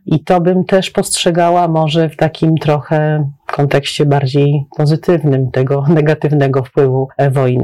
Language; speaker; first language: Polish; native; Polish